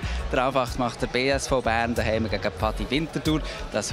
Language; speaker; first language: German; native; German